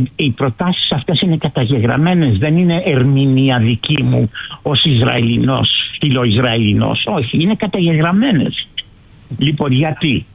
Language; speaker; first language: Greek; early bilingual, heritage; Greek